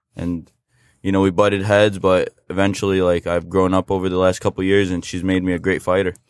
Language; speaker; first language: English; native; English